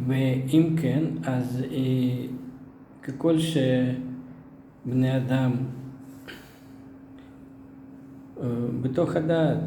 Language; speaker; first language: Hebrew; non-native, fluent; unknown